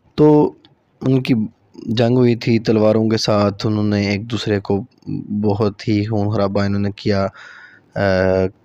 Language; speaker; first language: Urdu; non-native, local second language; Punjabi